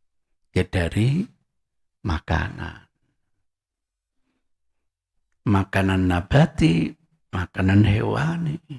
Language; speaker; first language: Indonesian; non-native, local second language; Javanese